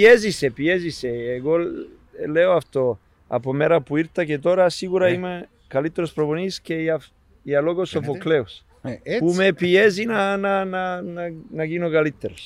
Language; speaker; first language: Greek; non-native, learner; Serbian